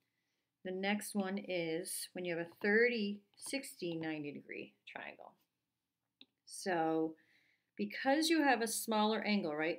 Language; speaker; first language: English; native; English